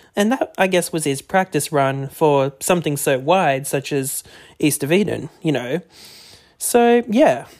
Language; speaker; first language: English; native; English